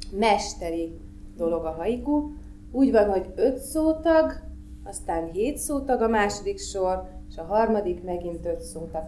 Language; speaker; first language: Hungarian; native; Hungarian